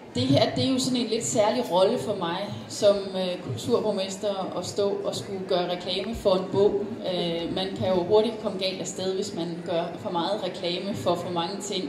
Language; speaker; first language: Danish; native; Danish